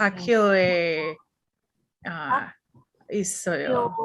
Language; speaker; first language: Korean; non-native, learner; English